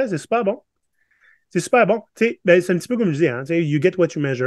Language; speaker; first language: French; native; French